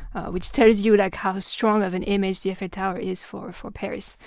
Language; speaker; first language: English; non-native, fluent; French